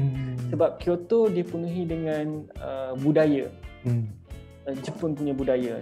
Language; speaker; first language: Malay; native; Malay